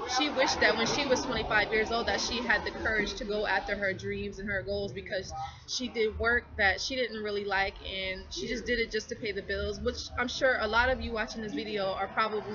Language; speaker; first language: English; native; English